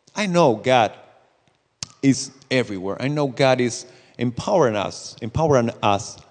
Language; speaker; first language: English; non-native, fluent; Spanish